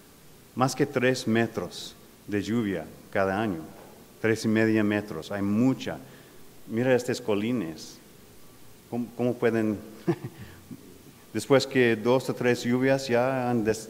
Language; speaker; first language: Spanish; non-native, fluent; English